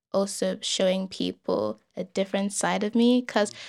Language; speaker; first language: English; early bilingual, other home language; Yoruba